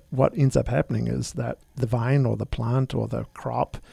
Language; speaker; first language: English; native; English